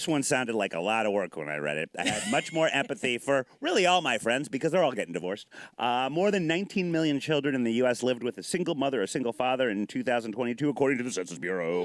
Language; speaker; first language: English; native; English